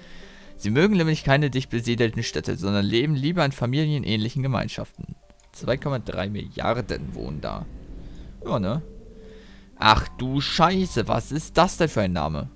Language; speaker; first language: German; native; German